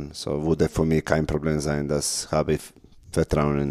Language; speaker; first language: German; non-native, learner; Serbian